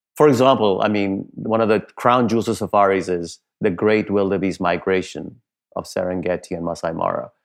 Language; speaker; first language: English; non-native, local second language; Punjabi